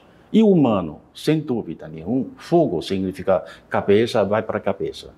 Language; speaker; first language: Portuguese; non-native, learner; Chinese